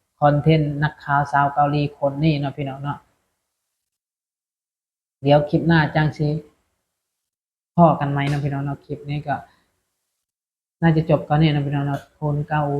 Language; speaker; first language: Thai; non-native, local second language; Lao